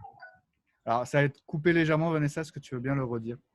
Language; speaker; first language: French; native; French